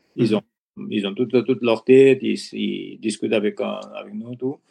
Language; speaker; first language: French; non-native, learner; Nepali